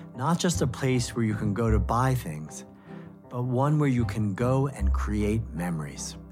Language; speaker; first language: English; native; English